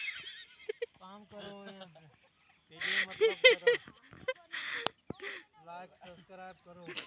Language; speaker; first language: Hindi; non-native, learner; Nepali